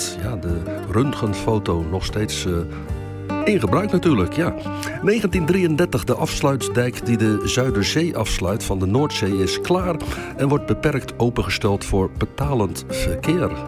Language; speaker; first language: Dutch; native; Dutch